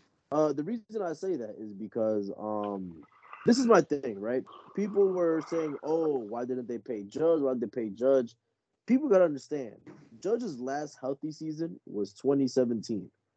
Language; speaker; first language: English; early bilingual, other home language; Spanish